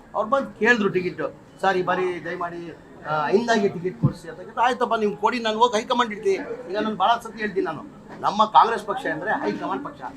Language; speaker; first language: Kannada; non-native, local second language; Urdu